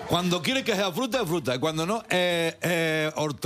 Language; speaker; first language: Spanish; native; Spanish